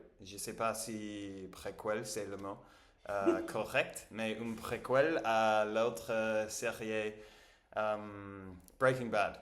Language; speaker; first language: French; non-native, learner; English